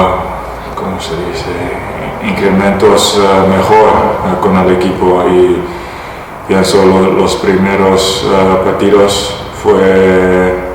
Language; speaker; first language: Spanish; non-native, learner; Dutch